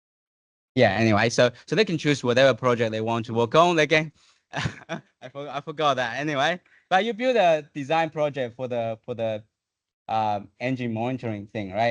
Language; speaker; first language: English; non-native, fluent; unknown